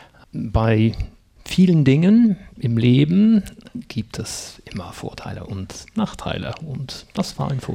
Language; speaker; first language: German; non-native, fluent; English